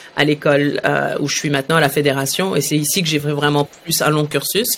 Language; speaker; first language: French; early bilingual, other home language; Arabic